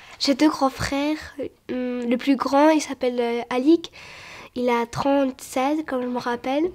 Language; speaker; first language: French; early bilingual, other home language; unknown